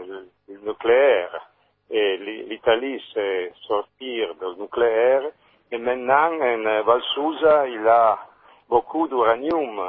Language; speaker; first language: French; non-native, learner; Italian